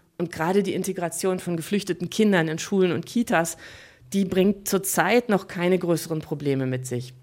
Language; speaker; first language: German; native; German